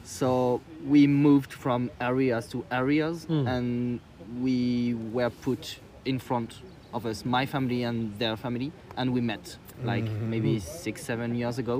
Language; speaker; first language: English; non-native, fluent; French